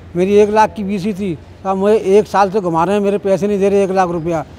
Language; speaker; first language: Hindi; native; Hindi